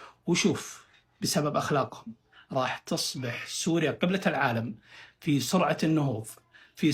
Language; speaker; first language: Arabic; native; Arabic